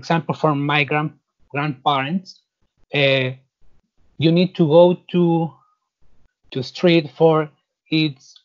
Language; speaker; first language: English; non-native, learner; Spanish